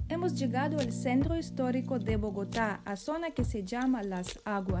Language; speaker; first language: Spanish; non-native, fluent; Russian